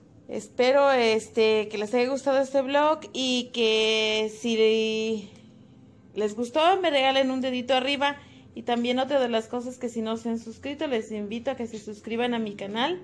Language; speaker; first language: Spanish; native; Spanish